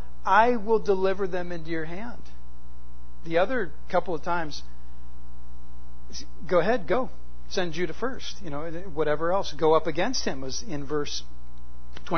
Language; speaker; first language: English; native; English